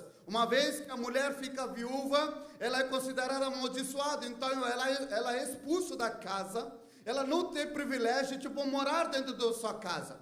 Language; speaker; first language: Portuguese; non-native, fluent; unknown